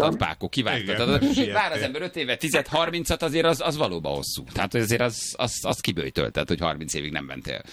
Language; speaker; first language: Hungarian; native; Hungarian